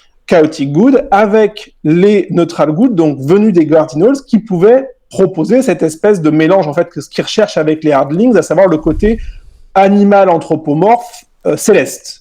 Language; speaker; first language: French; native; French